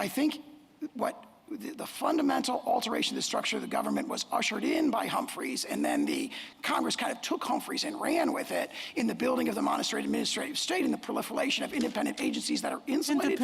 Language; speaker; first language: English; native; English